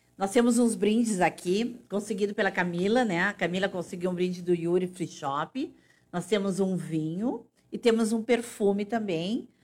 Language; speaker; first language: Portuguese; native; Portuguese